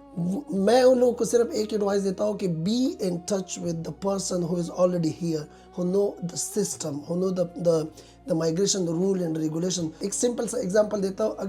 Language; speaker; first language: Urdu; non-native, local second language; Pashto